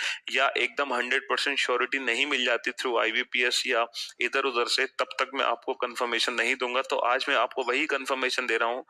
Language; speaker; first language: Hindi; native; Hindi